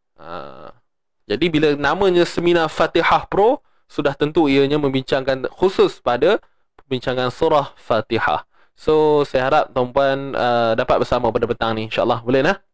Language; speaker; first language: Malay; native; Malay